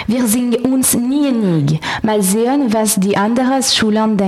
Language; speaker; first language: German; non-native, learner; French